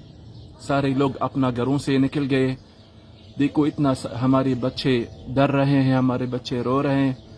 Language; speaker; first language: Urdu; non-native, learner; Arabic